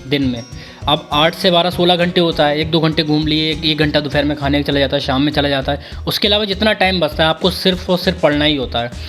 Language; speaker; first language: Hindi; native; Hindi